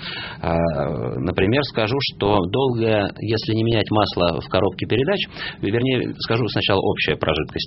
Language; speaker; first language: Russian; native; Russian